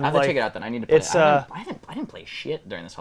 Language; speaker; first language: English; native; English